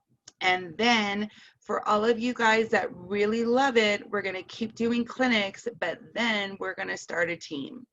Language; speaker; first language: English; native; English